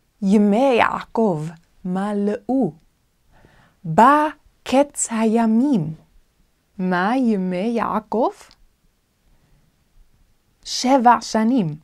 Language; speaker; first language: Hebrew; non-native, fluent; Korean